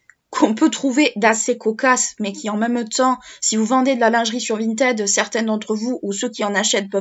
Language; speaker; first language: French; native; French